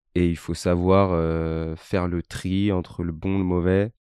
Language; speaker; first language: French; native; French